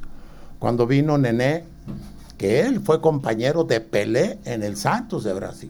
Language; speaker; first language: Spanish; native; Spanish